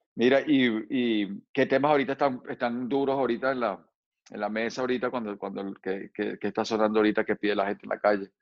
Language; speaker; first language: Spanish; native; Spanish